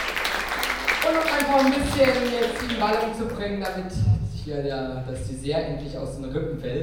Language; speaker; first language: German; native; German